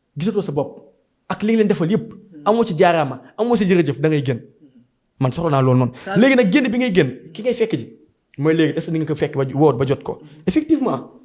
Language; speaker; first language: Wolof; native; Wolof